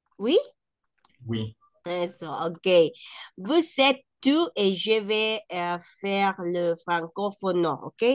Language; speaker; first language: French; non-native, fluent; Spanish